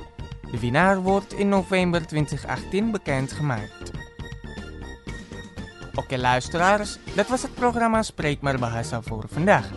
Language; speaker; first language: Dutch; non-native, fluent; Indonesian